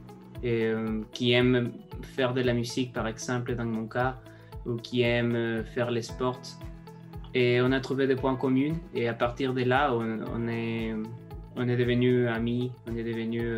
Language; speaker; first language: French; non-native, fluent; Spanish